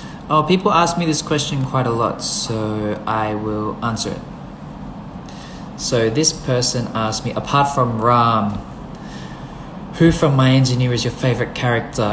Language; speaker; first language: English; early bilingual, other home language; Thai